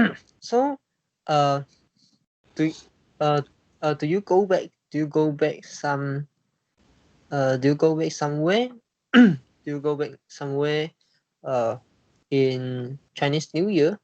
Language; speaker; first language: English; non-native, learner; Chinese